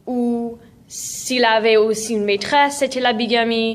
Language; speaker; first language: French; non-native, fluent; English